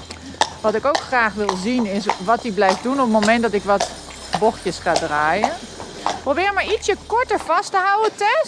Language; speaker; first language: Dutch; native; Dutch